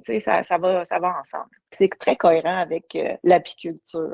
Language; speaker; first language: French; native; French